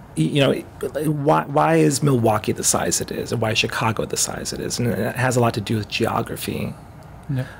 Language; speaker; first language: English; native; English